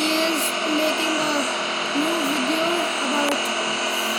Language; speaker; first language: English; non-native, learner; Hindi